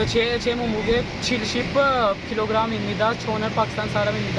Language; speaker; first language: Korean; non-native, learner; Punjabi